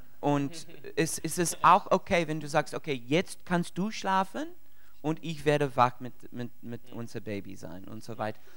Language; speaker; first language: German; non-native, learner; English